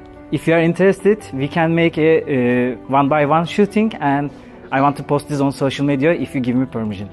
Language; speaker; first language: English; non-native, learner; Turkish